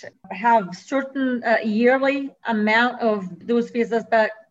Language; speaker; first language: English; non-native, fluent; Arabic